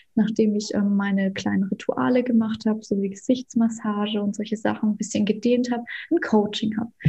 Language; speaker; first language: German; early bilingual, other home language; Russian